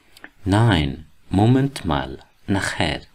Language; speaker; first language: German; non-native, learner; Persian